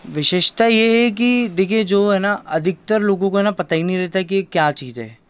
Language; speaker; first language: Hindi; native; Hindi